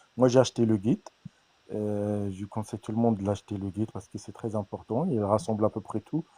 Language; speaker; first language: French; non-native, fluent; Arabic